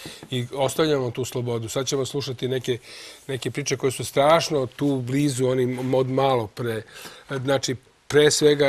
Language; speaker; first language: Croatian; native; Croatian